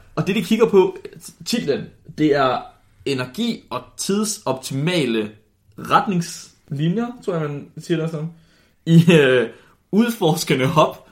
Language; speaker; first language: Danish; native; Danish